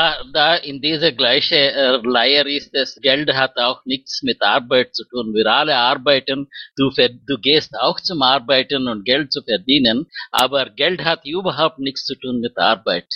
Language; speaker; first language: German; non-native, fluent; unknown